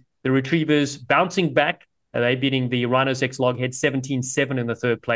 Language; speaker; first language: English; native; English